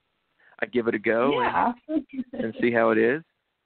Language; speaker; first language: English; native; English